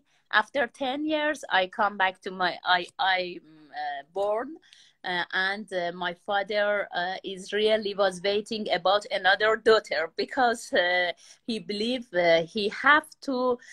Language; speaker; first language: English; non-native, learner; Persian